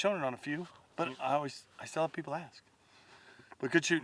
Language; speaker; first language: English; native; English